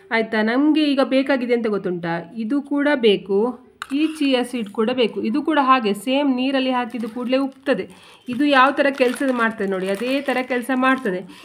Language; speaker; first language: Kannada; non-native, local second language; Konkani